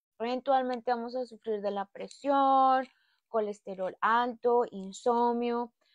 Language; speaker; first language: Spanish; native; Spanish